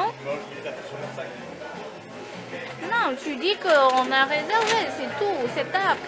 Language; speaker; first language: French; non-native, fluent; Vietnamese